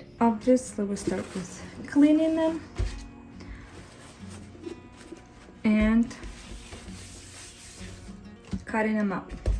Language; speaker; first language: English; non-native, fluent; Russian